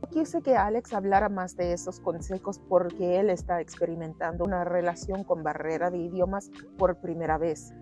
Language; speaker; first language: Spanish; non-native, fluent; English